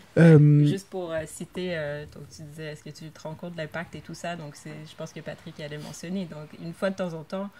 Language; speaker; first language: French; native; French